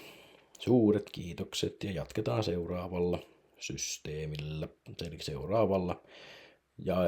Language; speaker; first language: Finnish; native; Finnish